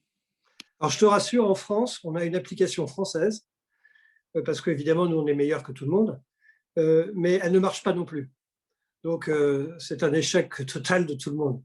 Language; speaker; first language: French; native; French